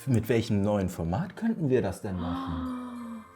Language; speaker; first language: German; native; German